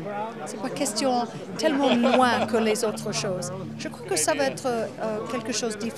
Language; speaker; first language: French; non-native, fluent; English